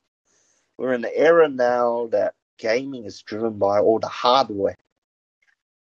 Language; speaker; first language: English; native; English